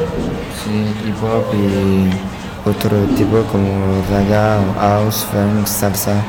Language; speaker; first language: Spanish; non-native, learner; French